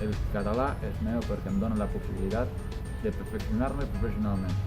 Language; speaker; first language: Catalan; non-native, learner; Spanish